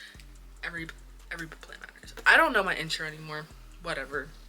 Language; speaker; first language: English; native; English